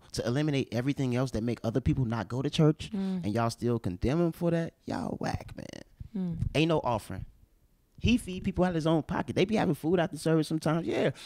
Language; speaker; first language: English; native; English